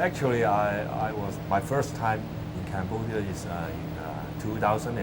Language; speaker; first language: English; non-native, fluent; Cantonese